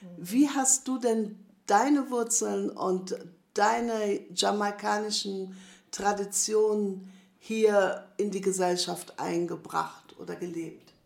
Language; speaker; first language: German; native; German